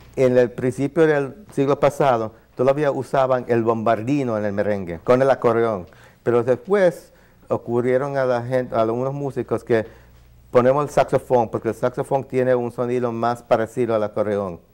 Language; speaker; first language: Spanish; non-native, fluent; English